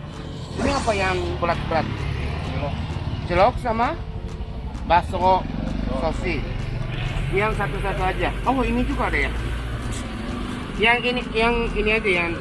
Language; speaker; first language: Indonesian; non-native, learner; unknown